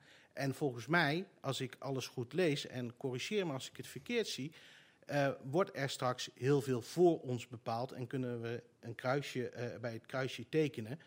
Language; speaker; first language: Dutch; native; Dutch